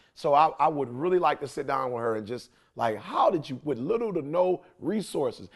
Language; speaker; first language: English; native; English